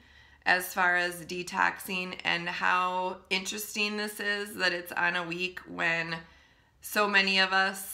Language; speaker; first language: English; native; English